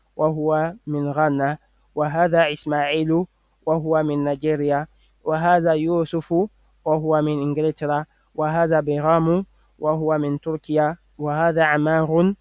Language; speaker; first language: Arabic; non-native, fluent; French